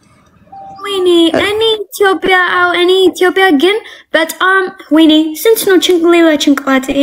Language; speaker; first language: Amharic; non-native, learner; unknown